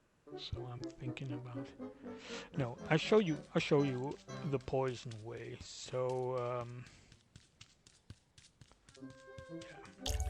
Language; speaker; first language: English; non-native, fluent; German